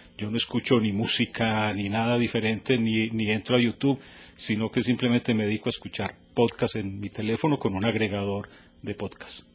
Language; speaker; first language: Spanish; native; Spanish